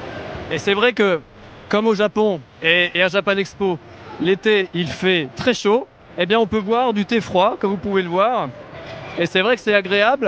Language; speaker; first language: French; native; French